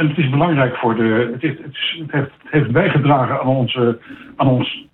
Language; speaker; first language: Dutch; native; Dutch